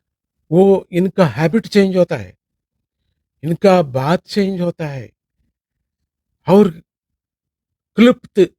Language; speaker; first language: Hindi; non-native, local second language; Kannada